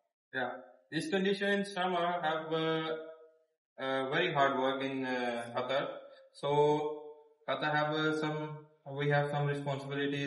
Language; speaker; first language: English; non-native, learner; Urdu